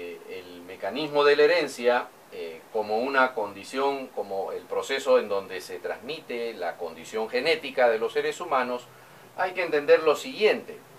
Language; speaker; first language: Spanish; native; Spanish